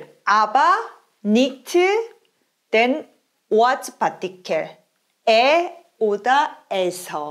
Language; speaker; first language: German; non-native, fluent; Korean